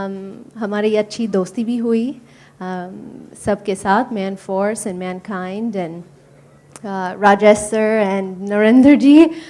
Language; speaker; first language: Hindi; non-native, learner; English